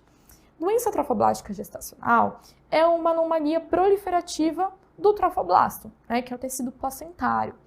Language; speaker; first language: Portuguese; native; Portuguese